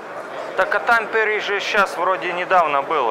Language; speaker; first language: Russian; native; Russian